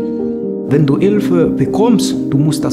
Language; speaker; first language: German; non-native, learner; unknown